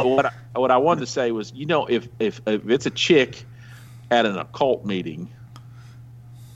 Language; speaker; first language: English; native; English